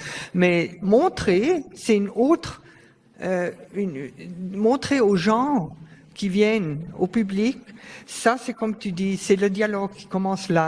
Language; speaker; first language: French; non-native, fluent; German